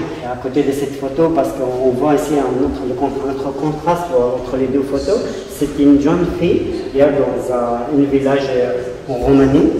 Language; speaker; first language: French; non-native, fluent; Arabic